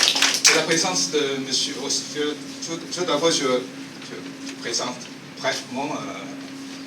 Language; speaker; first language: French; non-native, fluent; Chinese